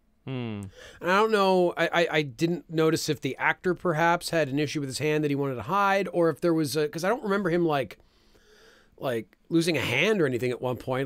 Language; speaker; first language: English; native; English